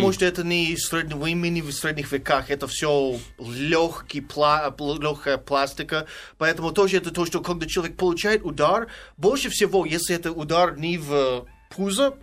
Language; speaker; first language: Russian; non-native, fluent; English